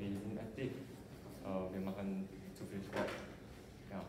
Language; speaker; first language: German; non-native, learner; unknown